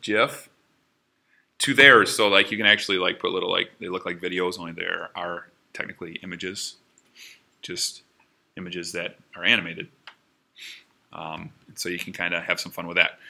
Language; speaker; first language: English; native; English